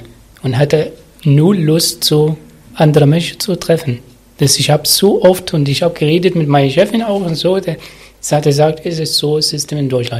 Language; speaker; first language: German; non-native, learner; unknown